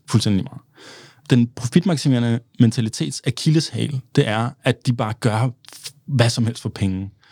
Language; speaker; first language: Danish; early bilingual, other home language; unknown